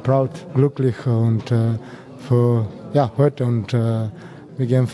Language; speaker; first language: German; non-native, learner; Slovenian